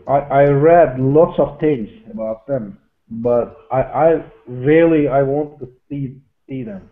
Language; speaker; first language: English; non-native, learner; Turkish